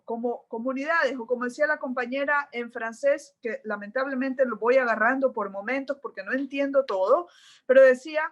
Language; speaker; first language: Spanish; native; Spanish